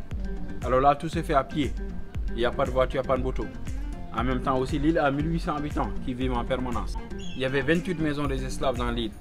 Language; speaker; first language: French; non-native, local second language; Wolof